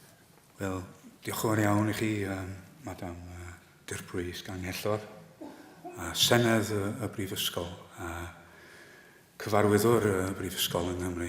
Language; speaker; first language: Welsh; non-native, fluent; English